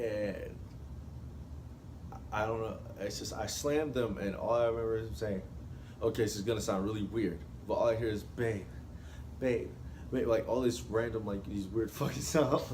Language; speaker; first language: English; native; English